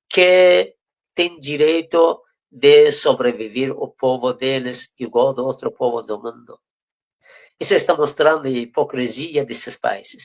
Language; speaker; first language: Portuguese; non-native, fluent; Persian